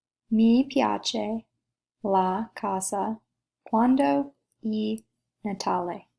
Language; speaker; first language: Italian; non-native, learner; English